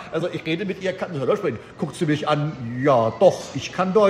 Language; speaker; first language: German; native; German